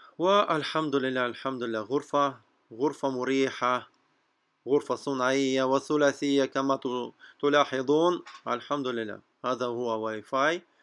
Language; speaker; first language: Arabic; non-native, fluent; Russian